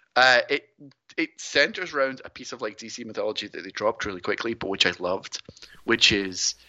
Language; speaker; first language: English; native; English